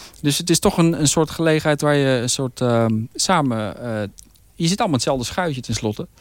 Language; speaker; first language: Dutch; native; Dutch